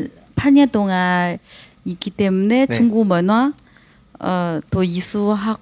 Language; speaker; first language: Korean; non-native, learner; Chinese